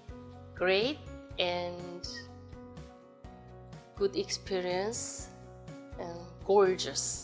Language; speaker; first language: English; non-native, learner; Korean